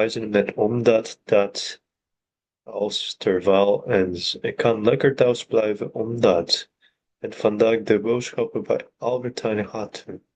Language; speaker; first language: Dutch; non-native, learner; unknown